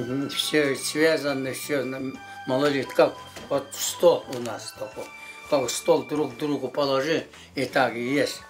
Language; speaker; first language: Russian; non-native, local second language; Yakut